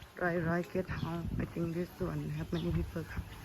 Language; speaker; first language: English; non-native, learner; Thai